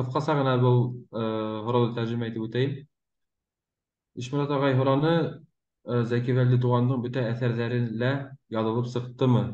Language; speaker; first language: Turkish; non-native, learner; Bashkir